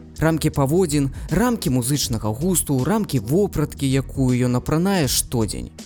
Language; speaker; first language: Belarusian; non-native, local second language; Russian